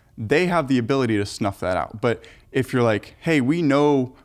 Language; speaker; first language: English; early bilingual, other home language; German